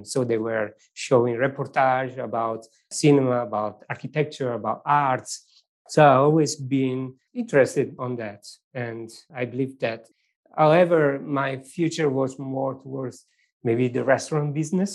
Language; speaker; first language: English; non-native, fluent; Italian